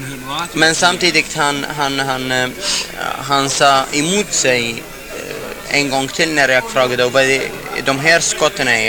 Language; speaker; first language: Swedish; non-native, fluent; Arabic